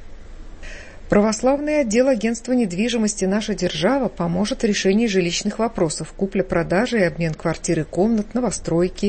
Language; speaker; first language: Russian; native; Russian